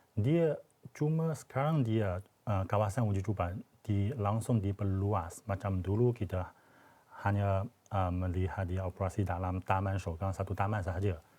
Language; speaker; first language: Malay; non-native, fluent; Chinese